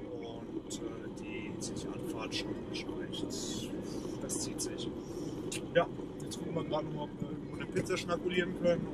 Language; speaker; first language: German; native; German